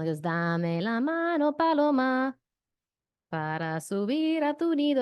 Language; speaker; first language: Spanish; non-native, fluent; English